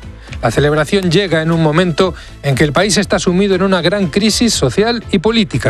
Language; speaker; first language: Spanish; native; Spanish